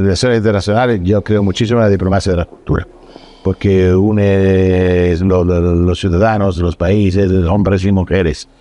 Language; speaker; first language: Spanish; non-native, fluent; Italian